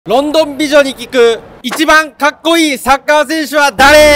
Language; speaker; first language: Japanese; native; Japanese